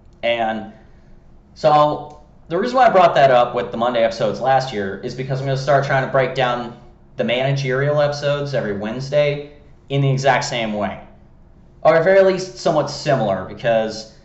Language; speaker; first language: English; native; English